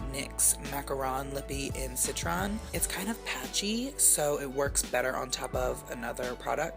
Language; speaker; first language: English; native; English